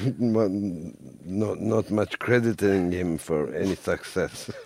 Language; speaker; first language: English; non-native, fluent; Turkish